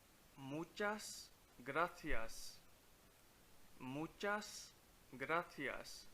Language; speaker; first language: Spanish; non-native, fluent; Punjabi